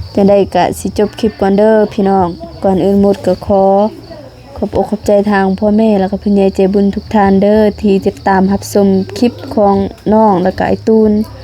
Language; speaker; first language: Lao; native; Lao